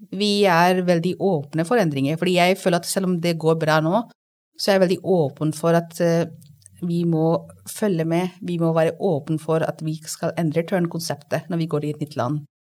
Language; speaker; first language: Norwegian; non-native, fluent; Hindi